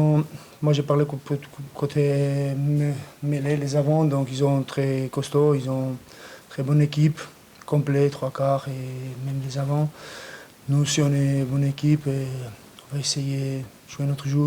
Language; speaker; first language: French; non-native, learner; Georgian